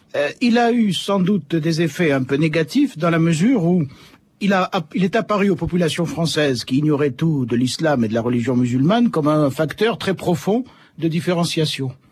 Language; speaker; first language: French; native; French